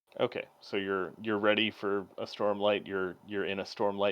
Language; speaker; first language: English; native; English